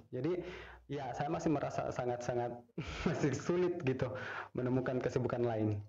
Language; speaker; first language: Indonesian; native; Indonesian